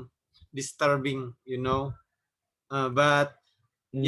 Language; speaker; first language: English; non-native, learner; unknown